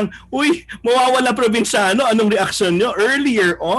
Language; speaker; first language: Filipino; native; Filipino